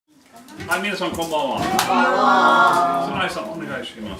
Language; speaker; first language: Japanese; non-native, learner; English